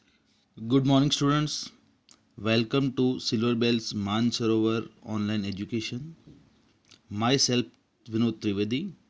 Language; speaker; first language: English; non-native, local second language; Gujarati